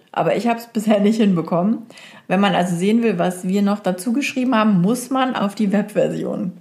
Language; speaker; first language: German; native; German